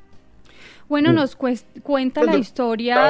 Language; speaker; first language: Spanish; native; Spanish